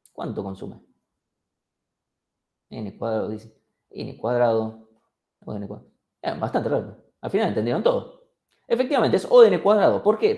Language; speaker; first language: Spanish; native; Spanish